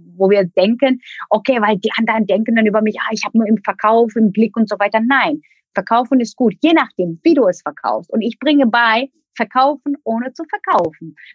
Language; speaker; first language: German; non-native, fluent; Turkish